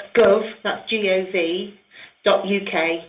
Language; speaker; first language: English; native; English